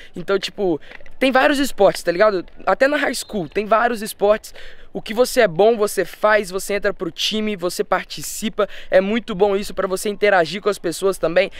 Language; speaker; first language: Portuguese; early bilingual, heritage; Portuguese